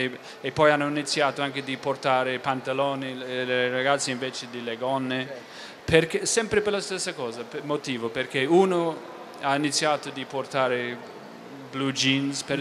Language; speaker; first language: Italian; non-native, fluent; English